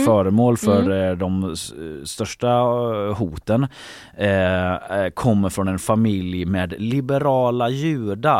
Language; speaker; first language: Swedish; native; Swedish